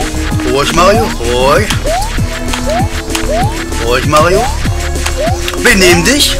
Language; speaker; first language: German; native; German